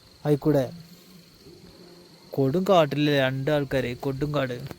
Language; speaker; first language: Malayalam; native; Malayalam